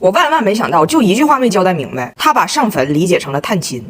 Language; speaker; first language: Chinese; native; Chinese